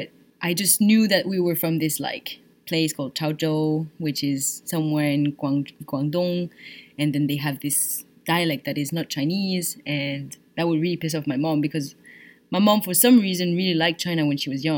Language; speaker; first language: English; non-native, fluent; French